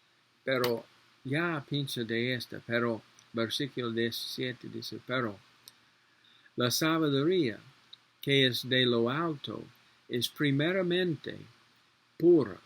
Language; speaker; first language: Spanish; non-native, learner; English